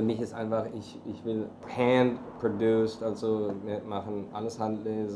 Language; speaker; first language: German; early bilingual, heritage; English